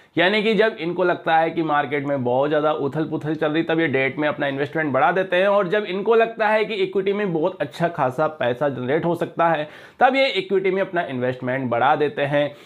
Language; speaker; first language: Hindi; native; Hindi